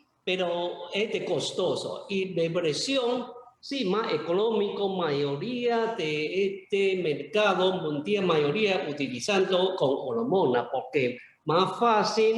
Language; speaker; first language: Spanish; non-native, learner; Chinese